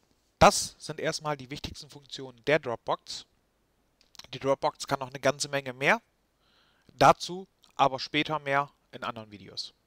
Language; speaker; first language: German; native; German